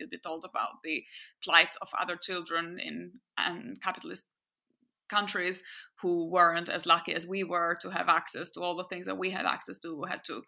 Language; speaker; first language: English; non-native, fluent; French